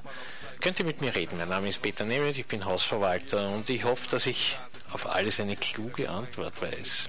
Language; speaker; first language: German; native; German